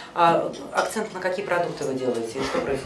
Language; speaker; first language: Russian; native; Russian